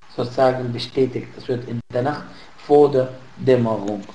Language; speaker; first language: German; non-native, fluent; Arabic